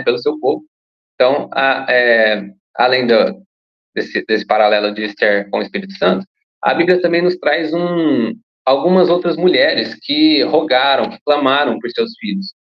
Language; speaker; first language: Portuguese; native; Portuguese